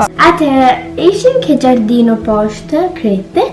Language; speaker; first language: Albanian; early bilingual, heritage; Albanian